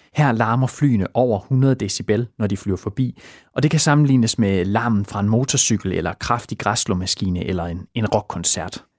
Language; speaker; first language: Danish; native; Danish